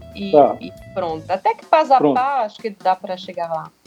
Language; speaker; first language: Portuguese; non-native, fluent; French